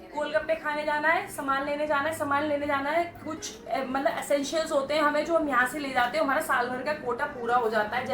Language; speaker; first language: Hindi; native; Hindi